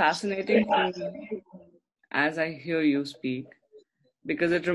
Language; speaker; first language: English; non-native, local second language; Hindi